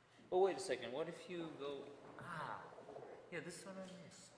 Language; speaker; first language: English; non-native, fluent; Armenian